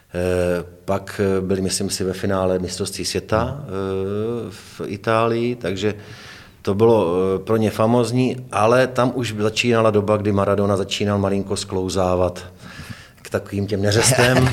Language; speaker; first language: Czech; native; Czech